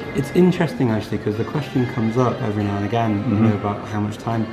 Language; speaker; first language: English; native; English